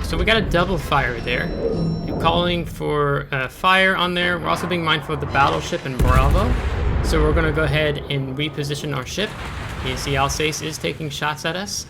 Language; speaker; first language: English; native; English